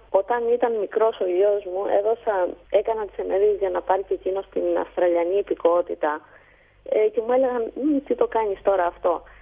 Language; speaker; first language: Greek; early bilingual, heritage; Greek